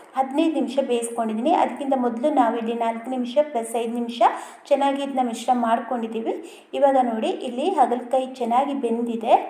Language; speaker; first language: Kannada; non-native, local second language; Tulu